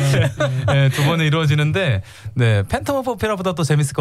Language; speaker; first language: Korean; native; Korean